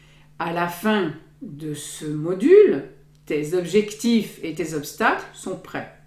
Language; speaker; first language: French; native; French